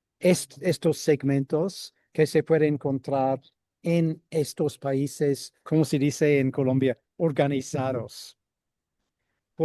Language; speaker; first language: Spanish; non-native, fluent; English